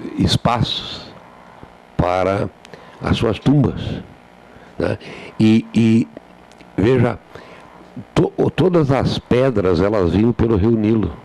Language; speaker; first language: Portuguese; native; Portuguese